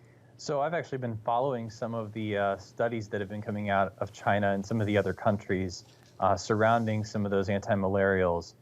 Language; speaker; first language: English; native; English